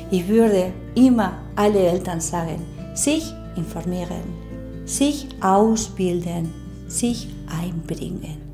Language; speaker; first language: German; non-native, fluent; Spanish